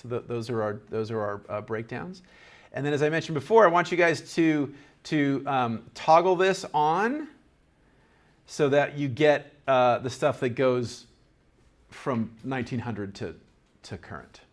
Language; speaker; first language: English; native; English